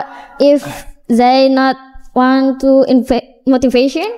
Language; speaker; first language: English; non-native, learner; Indonesian